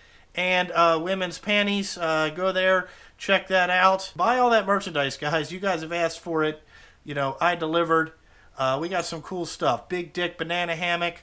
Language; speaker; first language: English; native; English